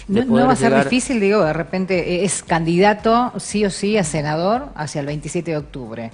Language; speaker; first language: Spanish; native; Spanish